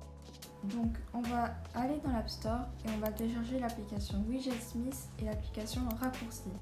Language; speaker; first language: French; native; French